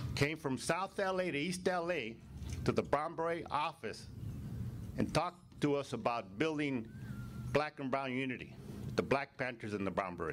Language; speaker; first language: English; native; English